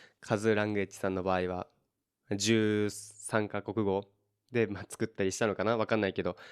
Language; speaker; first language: Japanese; native; Japanese